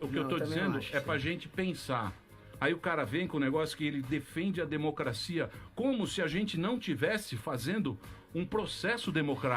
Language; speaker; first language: Portuguese; native; Portuguese